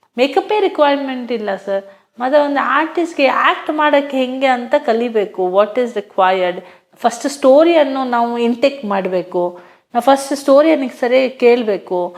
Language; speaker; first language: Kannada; non-native, local second language; Hindi